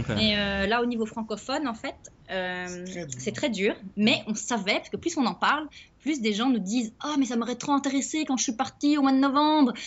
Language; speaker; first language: French; native; French